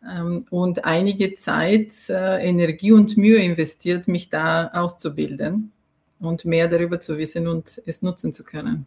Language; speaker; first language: German; non-native, fluent; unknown